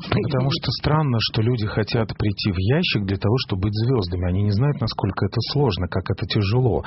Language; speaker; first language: Russian; native; Russian